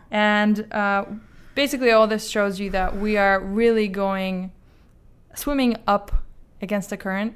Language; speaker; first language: English; non-native, fluent; Azerbaijani